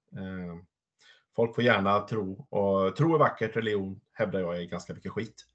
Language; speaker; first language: Swedish; native; Swedish